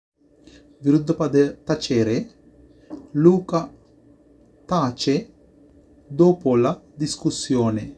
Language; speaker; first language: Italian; non-native, fluent; Sinhala